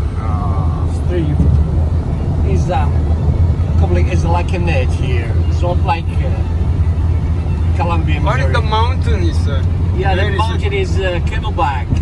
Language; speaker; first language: English; non-native, learner; Korean